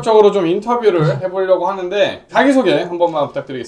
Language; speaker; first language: Korean; native; Korean